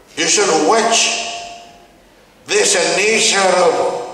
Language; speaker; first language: English; non-native, learner; Burmese